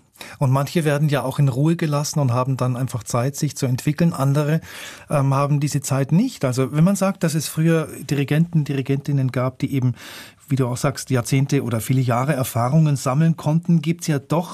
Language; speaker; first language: German; native; German